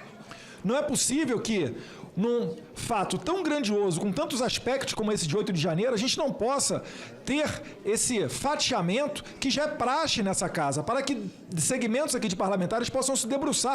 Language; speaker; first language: Portuguese; native; Portuguese